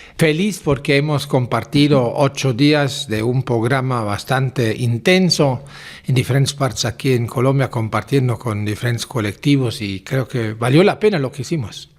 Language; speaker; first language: Spanish; non-native, fluent; German